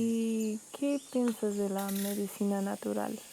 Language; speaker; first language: Spanish; non-native, fluent; English